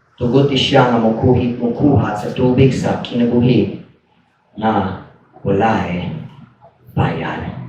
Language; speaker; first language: Cebuano; non-native, fluent; English